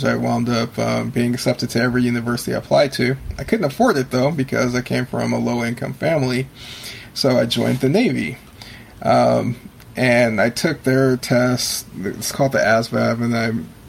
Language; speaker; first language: English; native; English